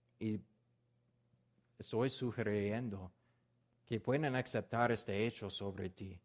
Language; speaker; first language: Spanish; non-native, learner; English